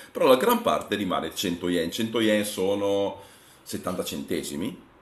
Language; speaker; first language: Italian; native; Italian